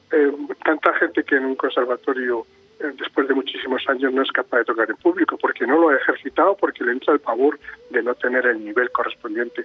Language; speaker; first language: Spanish; native; Spanish